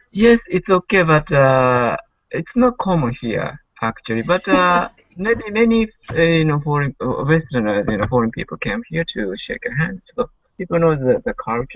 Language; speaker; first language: English; non-native, learner; Japanese